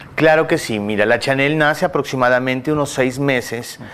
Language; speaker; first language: Spanish; native; Spanish